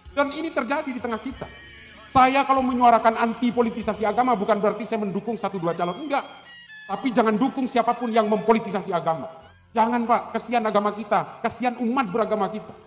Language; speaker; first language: Indonesian; non-native, local second language; Madurese